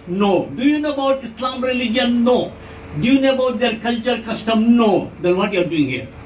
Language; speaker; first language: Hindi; non-native, local second language; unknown